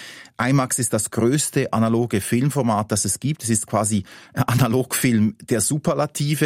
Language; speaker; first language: German; native; German